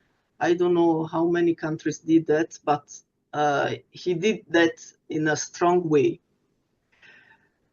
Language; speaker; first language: English; non-native, fluent; Italian